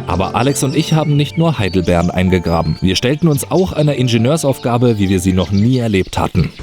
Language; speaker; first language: German; native; German